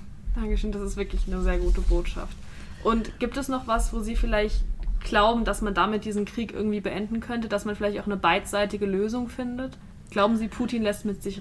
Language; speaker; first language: German; native; German